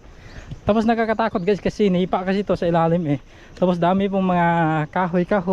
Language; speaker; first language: Filipino; native; Filipino